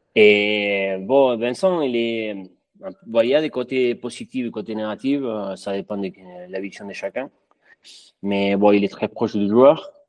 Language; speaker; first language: French; non-native, fluent; Spanish